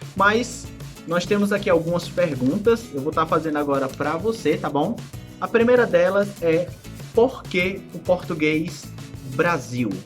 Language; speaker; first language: Portuguese; native; Portuguese